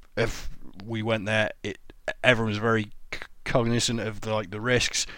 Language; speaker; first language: English; native; English